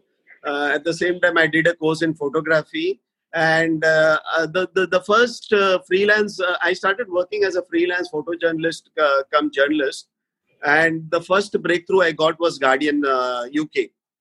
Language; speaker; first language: English; non-native, local second language; Marathi